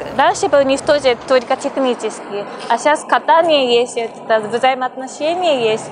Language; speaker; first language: Russian; non-native, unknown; Japanese